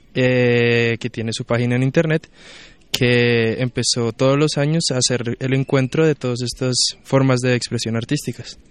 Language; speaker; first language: Spanish; native; Spanish